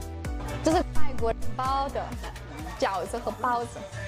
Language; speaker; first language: Chinese; non-native, fluent; Spanish